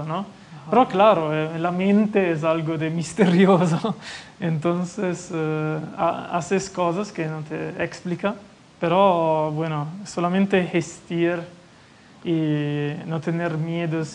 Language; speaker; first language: Spanish; non-native, fluent; Italian